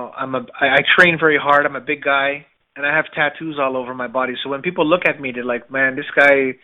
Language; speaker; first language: English; native; English